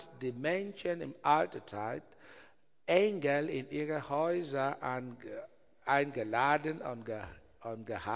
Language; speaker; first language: German; non-native, learner; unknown